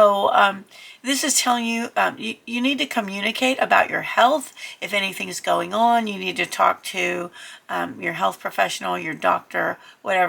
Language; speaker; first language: English; native; English